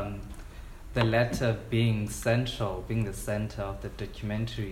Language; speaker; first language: English; non-native, local second language; Xhosa